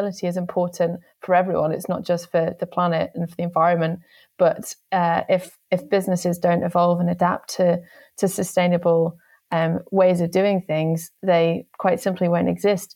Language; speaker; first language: English; native; English